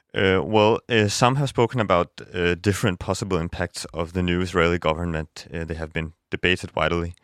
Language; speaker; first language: English; non-native, fluent; Danish